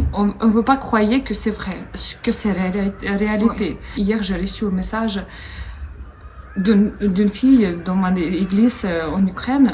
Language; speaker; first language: French; non-native, fluent; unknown